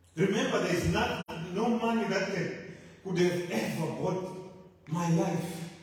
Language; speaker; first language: English; non-native, local second language; Shona